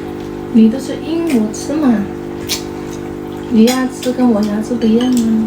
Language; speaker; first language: Chinese; non-native, fluent; Indonesian